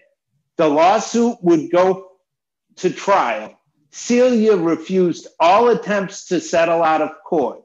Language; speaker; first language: English; native; English